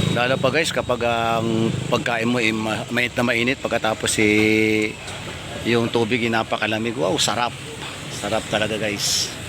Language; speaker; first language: Filipino; native; Filipino